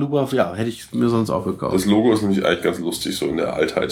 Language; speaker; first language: German; native; German